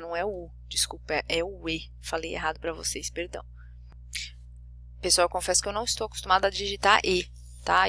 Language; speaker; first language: Portuguese; native; Portuguese